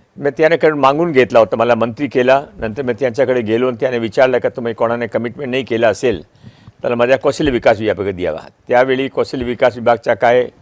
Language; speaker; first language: Marathi; non-native, local second language; Maranao